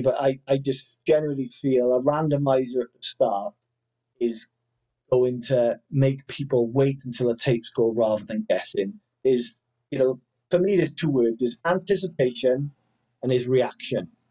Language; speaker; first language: English; native; English